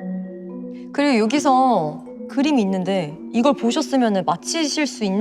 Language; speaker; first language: Korean; native; Korean